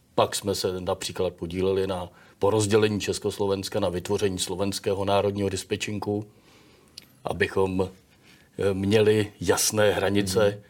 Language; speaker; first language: Czech; native; Czech